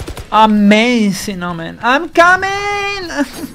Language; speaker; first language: English; non-native, learner; Spanish